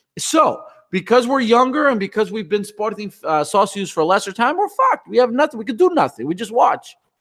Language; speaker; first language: English; early bilingual, other home language; Portuguese